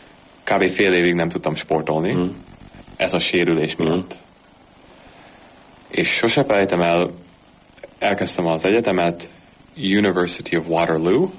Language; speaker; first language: Hungarian; early bilingual, heritage; Hungarian